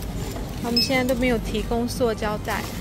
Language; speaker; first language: Chinese; non-native, learner; Japanese